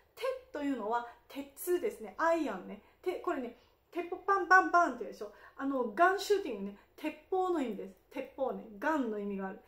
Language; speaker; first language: Japanese; native; Japanese